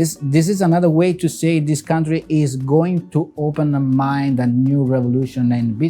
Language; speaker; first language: English; non-native, fluent; Italian